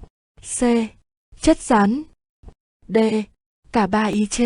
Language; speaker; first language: Vietnamese; native; Vietnamese